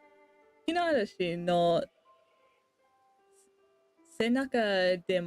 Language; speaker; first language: Japanese; non-native, learner; English